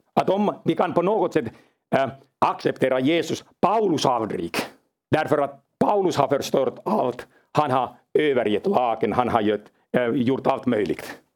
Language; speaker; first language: Swedish; non-native, local second language; Finnish